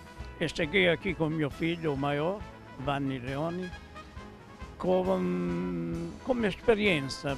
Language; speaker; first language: Portuguese; non-native, fluent; Italian